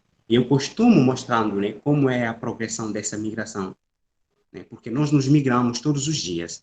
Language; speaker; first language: Portuguese; non-native, local second language; Upper Guinea Crioulo